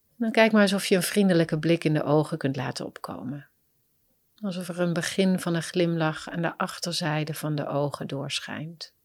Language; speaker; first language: Dutch; native; Dutch